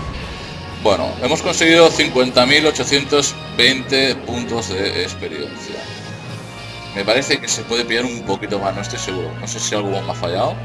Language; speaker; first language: Spanish; native; Spanish